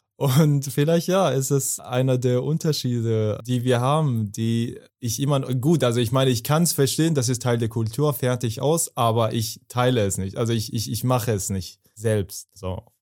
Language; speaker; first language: German; non-native, fluent; Persian